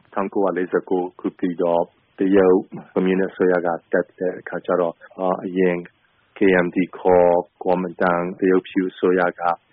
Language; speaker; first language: Burmese; non-native, local second language; Chinese